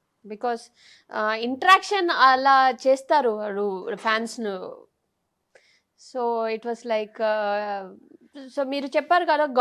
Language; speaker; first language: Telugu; non-native, fluent; Tamil